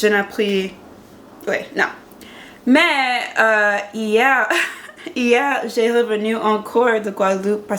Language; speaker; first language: French; non-native, learner; English